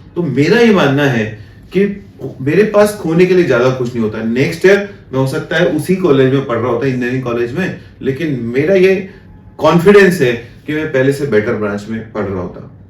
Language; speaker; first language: Hindi; native; Hindi